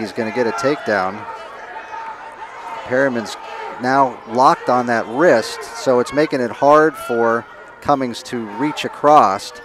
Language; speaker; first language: English; native; English